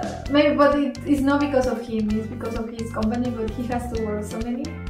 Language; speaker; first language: English; non-native, learner; Spanish